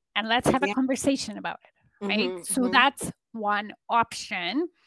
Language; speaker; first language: English; non-native, fluent; Polish